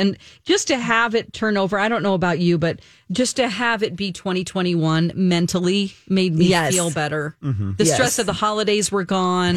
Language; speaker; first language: English; native; English